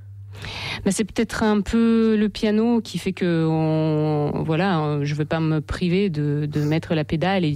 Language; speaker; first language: French; non-native, fluent; Russian